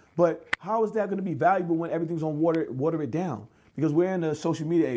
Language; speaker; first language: English; native; English